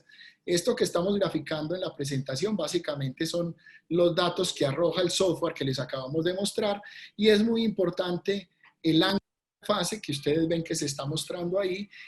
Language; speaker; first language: Spanish; native; Spanish